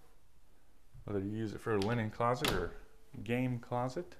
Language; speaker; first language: English; native; English